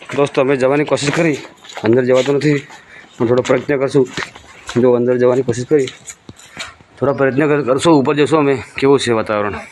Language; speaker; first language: Gujarati; native; Gujarati